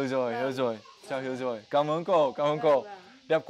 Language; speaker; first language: Vietnamese; non-native, learner; English